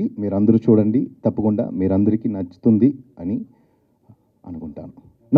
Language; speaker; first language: Telugu; non-native, learner; Tamil